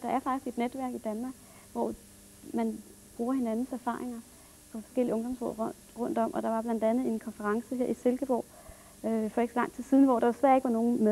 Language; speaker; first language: Danish; native; Danish